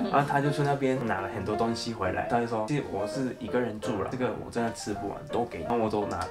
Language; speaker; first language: Chinese; non-native, fluent; Japanese